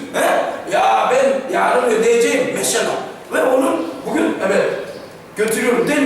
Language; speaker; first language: Turkish; non-native, fluent; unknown